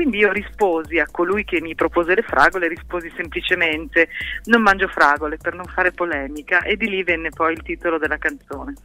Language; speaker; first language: Italian; early bilingual, heritage; Italian